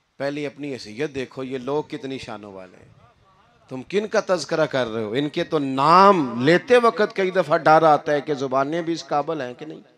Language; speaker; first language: Urdu; non-native, local second language; Punjabi